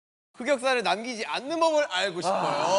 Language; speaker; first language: Korean; native; Korean